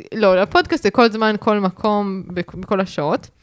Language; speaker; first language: Hebrew; native; Hebrew